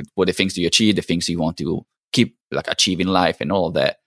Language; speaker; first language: English; non-native, fluent; Italian